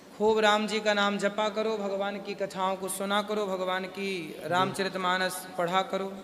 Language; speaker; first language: Hindi; native; Hindi